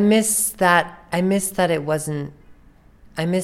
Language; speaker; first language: English; native; English